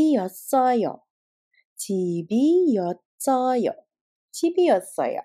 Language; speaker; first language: Korean; non-native, fluent; Indonesian